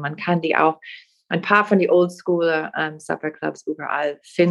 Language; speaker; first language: German; non-native, fluent; English